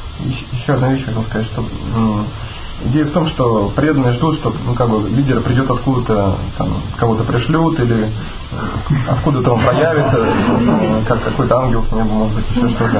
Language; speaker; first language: Russian; native; Russian